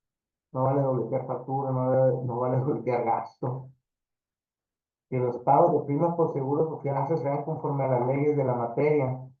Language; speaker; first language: Spanish; native; Spanish